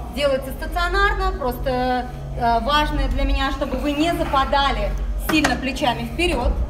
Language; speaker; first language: Russian; early bilingual, heritage; Russian